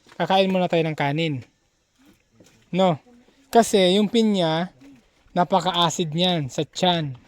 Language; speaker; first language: Filipino; non-native, local second language; Cebuano